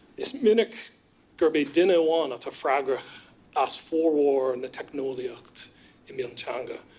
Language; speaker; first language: Irish; non-native, fluent; English